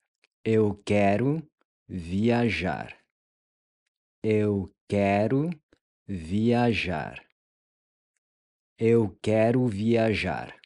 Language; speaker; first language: Portuguese; non-native, fluent; English